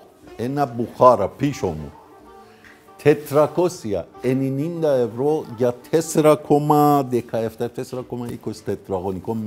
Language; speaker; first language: Greek; non-native, fluent; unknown